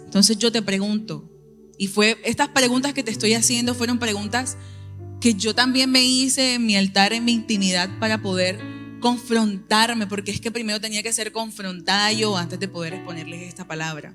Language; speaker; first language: Spanish; native; Spanish